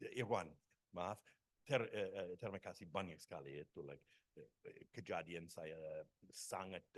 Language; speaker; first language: Indonesian; non-native, learner; English